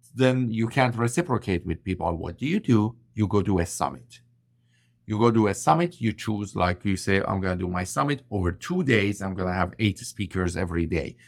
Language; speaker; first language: English; non-native, fluent; Persian